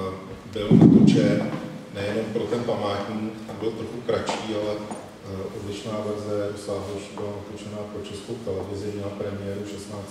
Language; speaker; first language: Czech; native; Czech